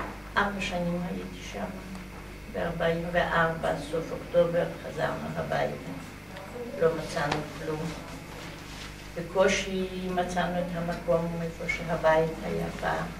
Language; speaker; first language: Hebrew; non-native, fluent; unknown